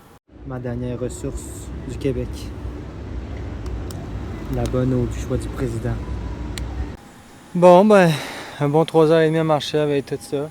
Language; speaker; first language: French; native; French